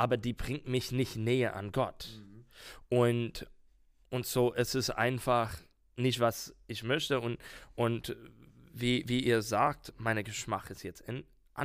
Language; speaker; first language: German; non-native, learner; English